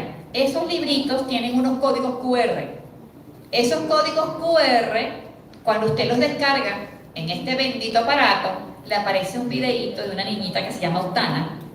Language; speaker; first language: Spanish; native; Spanish